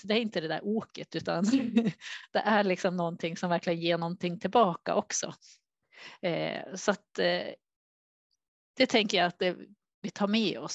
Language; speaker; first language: Swedish; native; Swedish